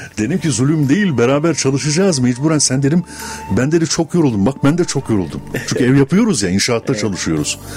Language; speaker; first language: Turkish; native; Turkish